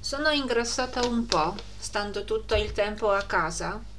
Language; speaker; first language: Italian; non-native, fluent; Polish